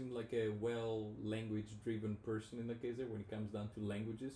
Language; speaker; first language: English; non-native, fluent; Greek